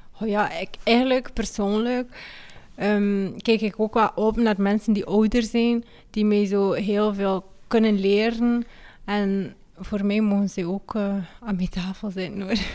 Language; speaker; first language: Dutch; early bilingual, other home language; Amharic